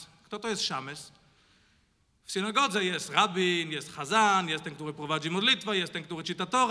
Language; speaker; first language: Polish; non-native, learner; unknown